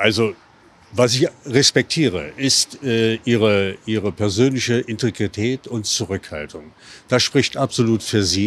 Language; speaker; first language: German; native; German